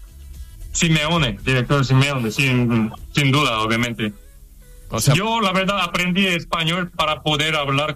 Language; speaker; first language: Spanish; non-native, fluent; Korean